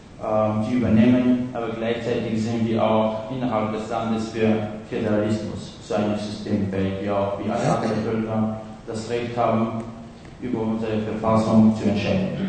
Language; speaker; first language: German; non-native, fluent; Kurdish